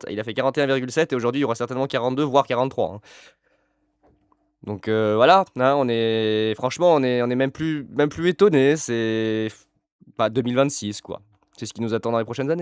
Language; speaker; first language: French; native; French